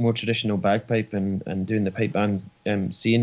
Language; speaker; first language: English; native; English